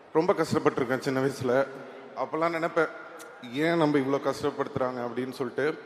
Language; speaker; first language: Tamil; native; Tamil